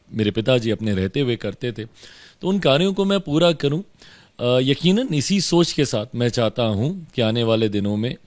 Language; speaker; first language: Hindi; native; Hindi